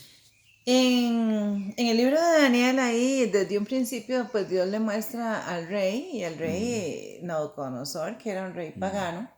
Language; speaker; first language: Spanish; native; Spanish